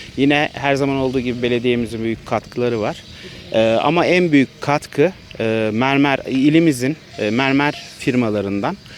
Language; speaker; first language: Turkish; native; Turkish